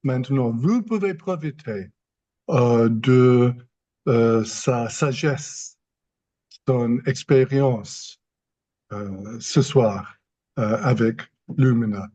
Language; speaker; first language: French; non-native, fluent; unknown